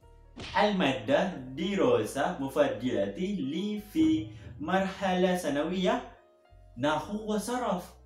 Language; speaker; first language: Arabic; non-native, learner; Malay